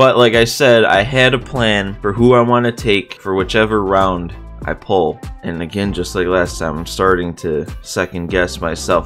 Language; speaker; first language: English; native; English